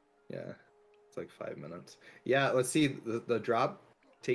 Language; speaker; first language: English; native; English